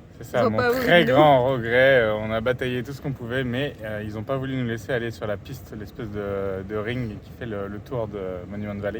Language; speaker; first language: French; native; French